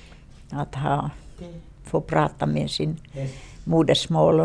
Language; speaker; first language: Swedish; non-native, learner; Finnish